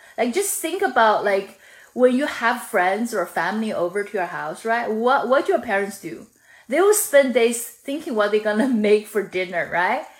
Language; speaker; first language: English; non-native, fluent; Chinese